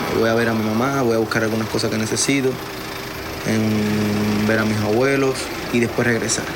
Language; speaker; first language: Spanish; native; Spanish